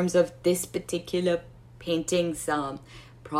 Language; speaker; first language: English; non-native, local second language; Urdu